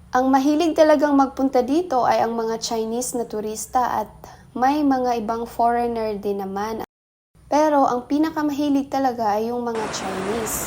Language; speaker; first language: Filipino; native; Filipino